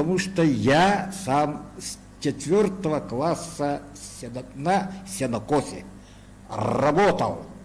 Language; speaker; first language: Russian; non-native, local second language; Yakut